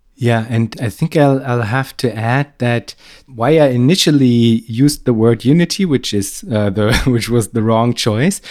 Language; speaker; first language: English; non-native, fluent; German